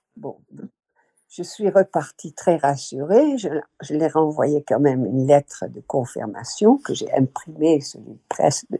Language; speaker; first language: French; non-native, fluent; Dutch